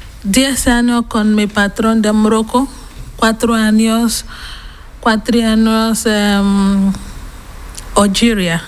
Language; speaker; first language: Spanish; non-native, learner; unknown